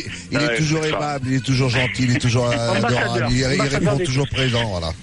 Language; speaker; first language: French; native; French